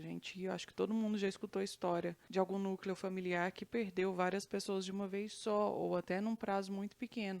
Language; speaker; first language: Portuguese; native; Portuguese